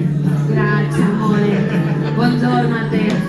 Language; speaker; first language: Italian; non-native, fluent; Spanish